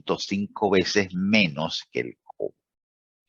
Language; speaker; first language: Spanish; native; Spanish